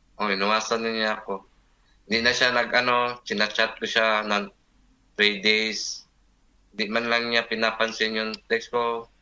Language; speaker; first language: Filipino; non-native, local second language; Cebuano